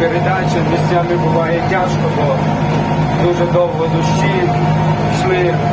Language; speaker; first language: Ukrainian; native; Ukrainian